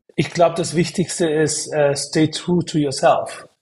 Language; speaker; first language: German; native; German